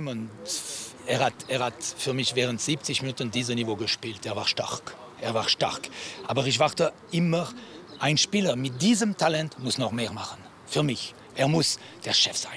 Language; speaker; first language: German; non-native, local second language; French